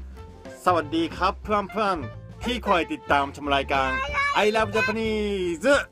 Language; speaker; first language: Thai; non-native, learner; Japanese